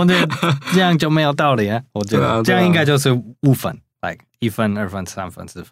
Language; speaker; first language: Chinese; non-native, fluent; English